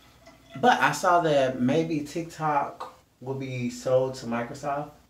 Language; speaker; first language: English; native; English